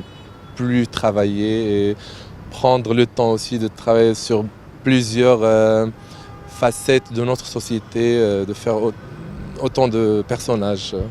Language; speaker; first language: French; non-native, local second language; Arabic